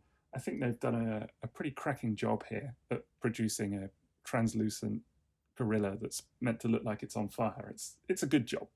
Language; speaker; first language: English; native; English